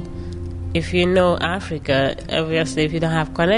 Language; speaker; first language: English; non-native, local second language; Mandingo